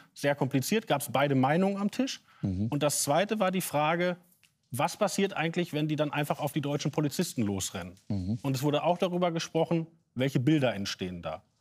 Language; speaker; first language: German; native; German